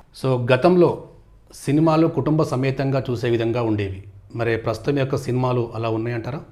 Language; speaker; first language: Telugu; native; Telugu